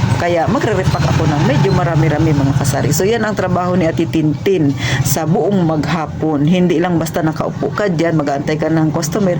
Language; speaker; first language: Filipino; non-native, local second language; Cebuano